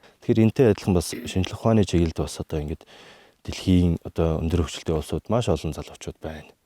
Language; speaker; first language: Mongolian; native; Mongolian